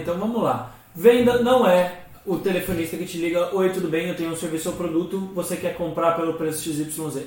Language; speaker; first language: Portuguese; native; Portuguese